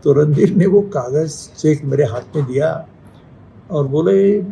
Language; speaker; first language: Hindi; non-native, local second language; Marathi